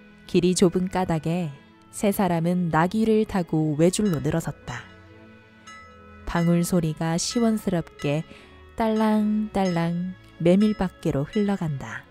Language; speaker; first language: Korean; native; Korean